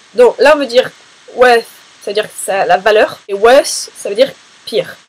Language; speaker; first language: French; native; French